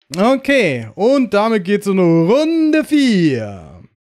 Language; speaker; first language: German; native; German